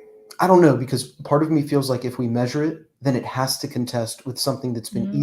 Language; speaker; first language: English; native; English